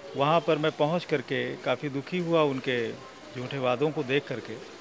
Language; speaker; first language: Hindi; native; Hindi